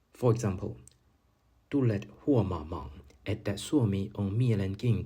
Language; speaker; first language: Finnish; non-native, learner; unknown